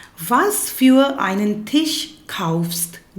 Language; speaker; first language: German; non-native, fluent; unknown